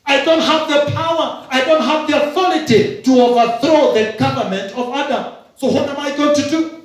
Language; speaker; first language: English; non-native, local second language; Swahili